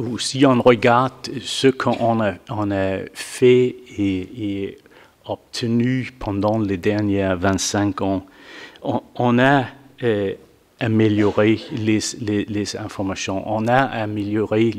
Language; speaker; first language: French; non-native, fluent; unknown